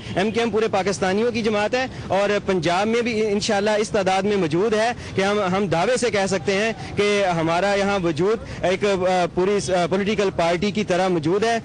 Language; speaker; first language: Urdu; non-native, local second language; Punjabi